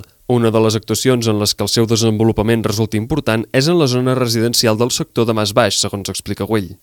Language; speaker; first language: Catalan; native; Catalan